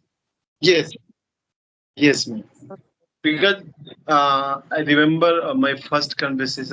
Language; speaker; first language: English; non-native, learner; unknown